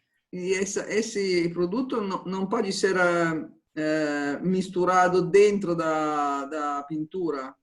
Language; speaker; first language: Portuguese; non-native, fluent; Spanish